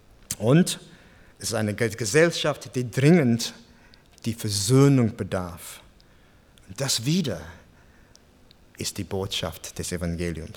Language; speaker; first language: German; non-native, fluent; English